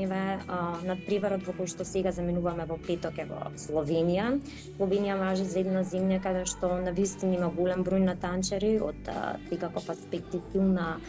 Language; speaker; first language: Macedonian; native; Macedonian